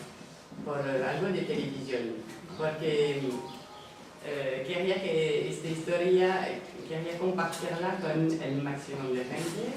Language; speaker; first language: Spanish; non-native, fluent; French